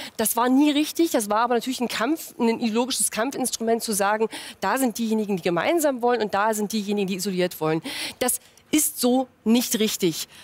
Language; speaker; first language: German; native; German